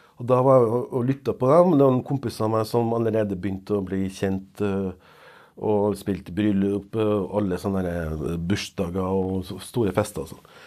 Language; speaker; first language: Norwegian; non-native, fluent; Serbian